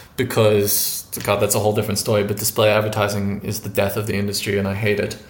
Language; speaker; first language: English; native; English